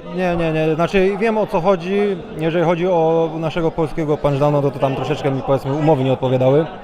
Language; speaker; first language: Polish; native; Polish